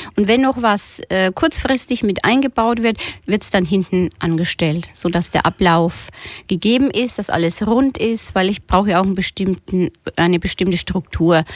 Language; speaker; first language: German; native; German